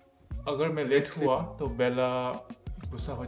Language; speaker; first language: Hindi; non-native, learner; Nepali